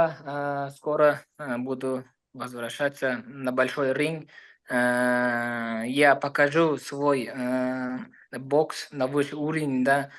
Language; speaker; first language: Russian; non-native, learner; Uzbek